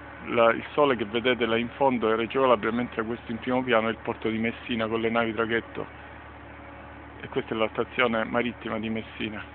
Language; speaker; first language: Italian; native; Italian